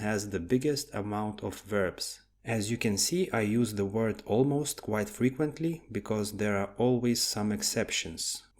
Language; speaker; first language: English; non-native, fluent; Lithuanian